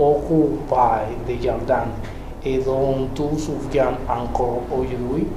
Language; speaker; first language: French; non-native, learner; Spanish